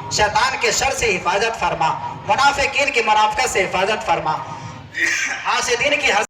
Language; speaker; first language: Urdu; native; Urdu